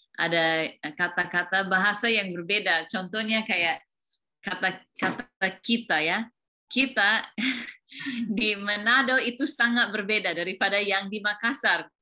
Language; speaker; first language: Indonesian; early bilingual, other home language; English